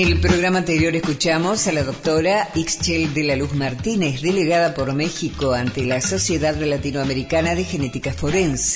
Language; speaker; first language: Spanish; native; Spanish